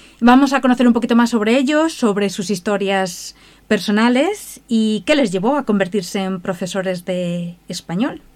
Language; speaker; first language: Spanish; native; Spanish